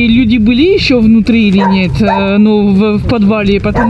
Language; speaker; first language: Russian; non-native, learner; French